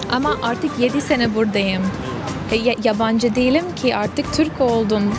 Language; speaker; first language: Turkish; non-native, fluent; English